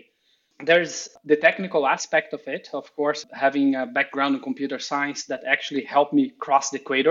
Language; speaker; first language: English; non-native, fluent; Portuguese